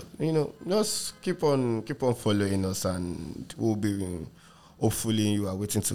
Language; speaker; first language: English; non-native, local second language; Yoruba